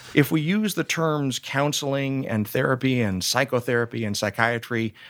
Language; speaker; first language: English; native; English